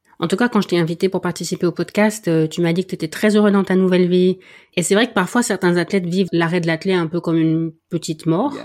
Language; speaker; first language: French; native; French